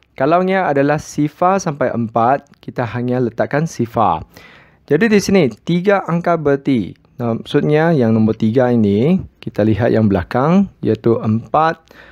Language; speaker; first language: Malay; non-native, local second language; Chinese